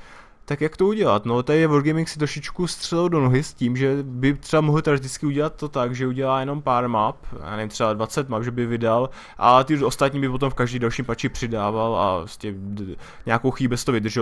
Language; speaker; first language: Czech; native; Czech